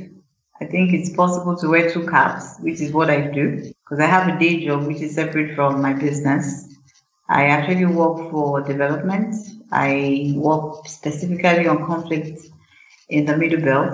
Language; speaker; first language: English; non-native, local second language; Yoruba